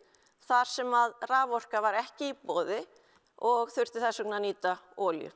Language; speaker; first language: Icelandic; native; Icelandic